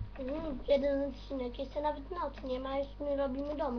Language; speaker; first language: Polish; native; Polish